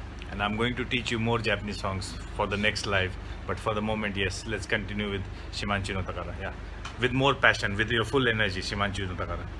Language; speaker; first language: English; non-native, local second language; Hindi